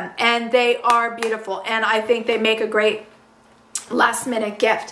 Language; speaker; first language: English; native; English